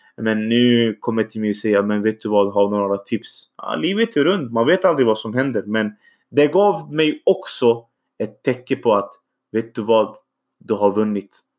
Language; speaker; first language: Swedish; early bilingual, other home language; Arabic